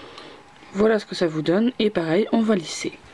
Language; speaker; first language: French; native; French